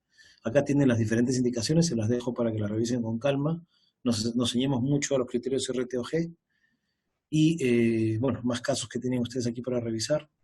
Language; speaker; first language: Spanish; native; Spanish